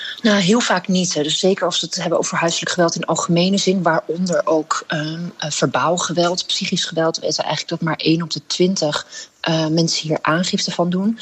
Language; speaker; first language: Dutch; native; Dutch